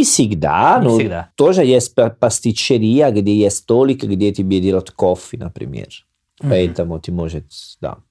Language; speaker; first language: Russian; non-native, learner; Italian